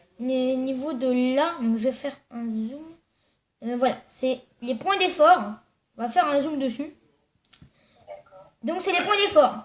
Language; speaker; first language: French; native; French